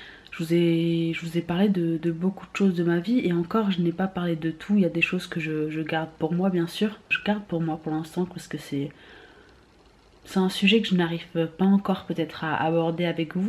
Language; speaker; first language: French; native; French